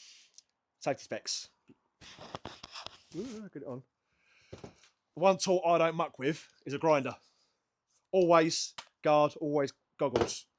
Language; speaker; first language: English; native; English